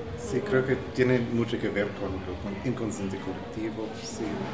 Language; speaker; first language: Spanish; non-native, fluent; English